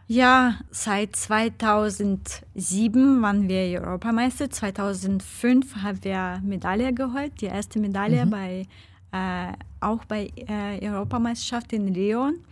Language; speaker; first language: German; non-native, fluent; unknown